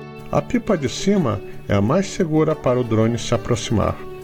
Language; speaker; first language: Portuguese; native; Portuguese